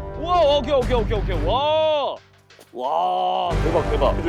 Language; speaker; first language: Korean; native; Korean